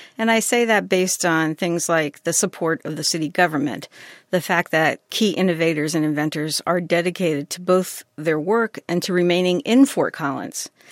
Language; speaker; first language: English; native; English